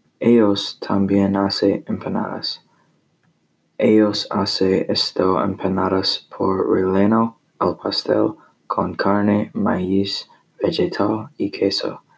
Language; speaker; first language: Spanish; non-native, learner; English